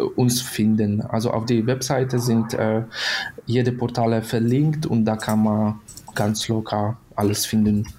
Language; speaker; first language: German; non-native, fluent; Polish